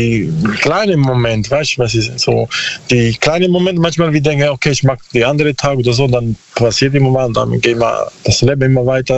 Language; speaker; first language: German; non-native, learner; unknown